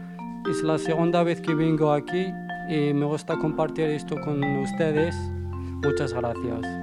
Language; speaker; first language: Spanish; non-native, learner; Arabic